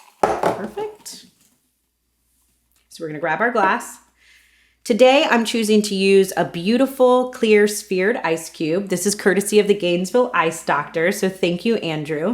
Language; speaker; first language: English; native; English